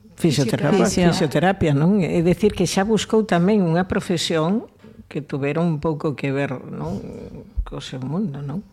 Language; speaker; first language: Galician; non-native, local second language; Spanish